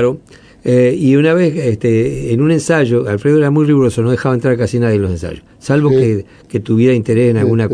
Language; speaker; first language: Spanish; native; Spanish